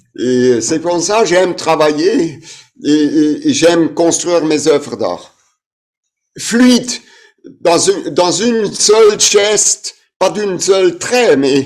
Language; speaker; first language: French; non-native, fluent; German